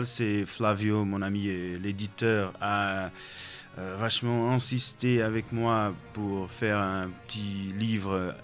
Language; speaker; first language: French; non-native, fluent; Portuguese